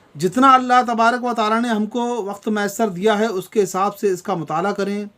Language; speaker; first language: Urdu; native; Urdu